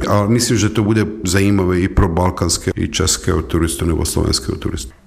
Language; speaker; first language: Czech; non-native, fluent; Serbian